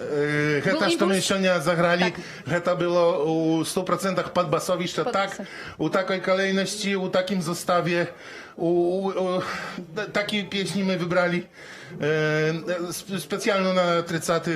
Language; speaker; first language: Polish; non-native, learner; Belarusian